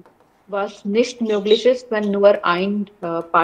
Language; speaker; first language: German; non-native, learner; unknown